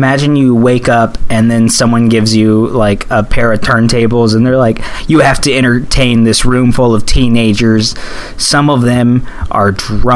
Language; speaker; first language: English; native; English